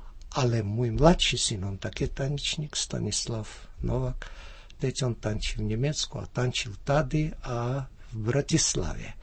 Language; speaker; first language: Czech; early bilingual, heritage; Czech